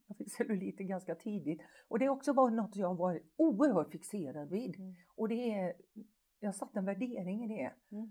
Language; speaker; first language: Swedish; native; Swedish